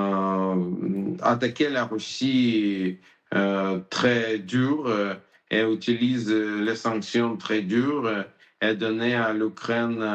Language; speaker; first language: French; non-native, learner; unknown